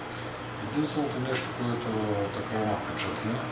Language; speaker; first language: Bulgarian; native; Bulgarian